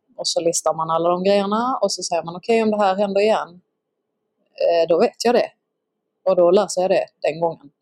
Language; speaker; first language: Swedish; native; Swedish